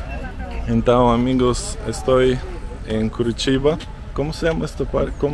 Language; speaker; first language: Portuguese; non-native, learner; Russian